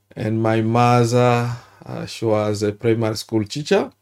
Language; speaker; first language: English; non-native, learner; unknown